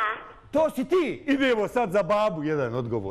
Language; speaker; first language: Bosnian; native; Bosnian